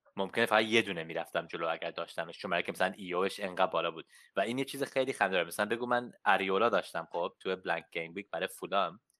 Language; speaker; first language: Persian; early bilingual, heritage; Persian